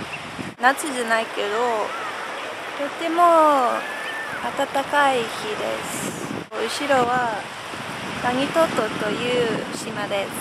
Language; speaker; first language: Japanese; non-native, fluent; English